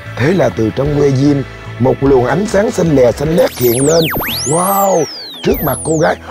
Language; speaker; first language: Vietnamese; native; Vietnamese